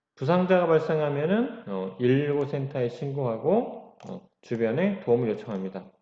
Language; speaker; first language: Korean; native; Korean